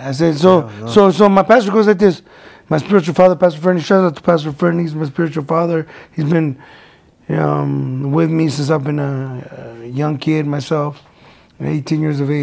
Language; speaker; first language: English; early bilingual, other home language; Spanish